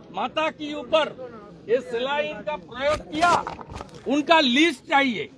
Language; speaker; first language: Hindi; non-native, local second language; Bangla